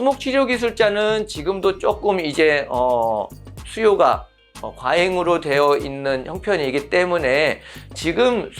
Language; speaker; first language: Korean; native; Korean